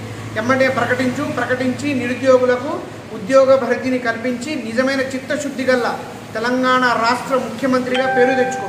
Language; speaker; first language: Telugu; native; Telugu